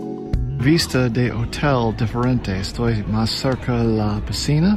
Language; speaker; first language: Spanish; non-native, learner; English